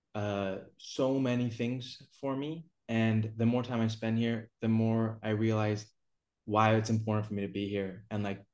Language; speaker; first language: English; native; English